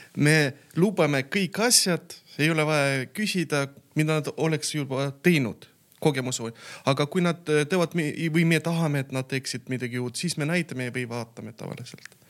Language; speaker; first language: Estonian; non-native, local second language; Russian